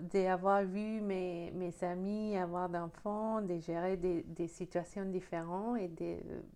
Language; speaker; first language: French; non-native, fluent; Spanish